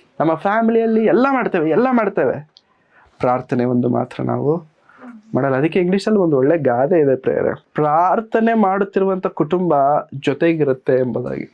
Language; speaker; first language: Kannada; non-native, local second language; Telugu